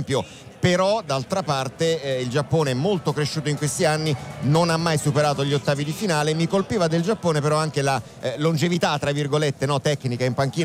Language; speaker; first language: Italian; native; Italian